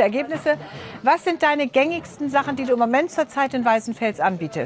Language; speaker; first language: German; native; German